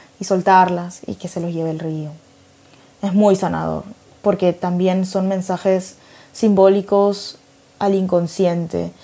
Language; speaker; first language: Spanish; native; Spanish